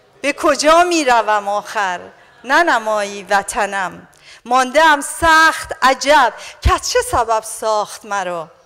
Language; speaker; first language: Persian; native; Persian